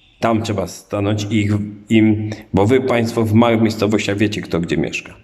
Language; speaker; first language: Polish; native; Polish